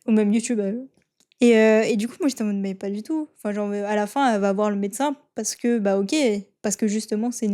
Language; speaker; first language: French; native; French